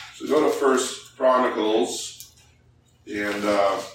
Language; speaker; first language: English; early bilingual, other home language; Korean